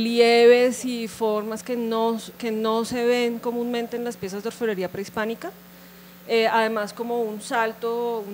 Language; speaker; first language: Spanish; native; Spanish